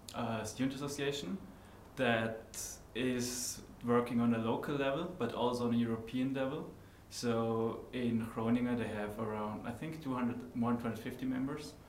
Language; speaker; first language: English; non-native, fluent; German